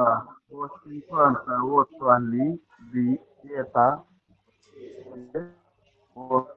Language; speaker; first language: Italian; non-native, learner; Bangla